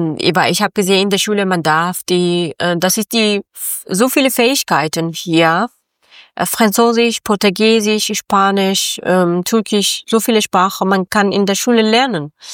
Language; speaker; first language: German; non-native, learner; Persian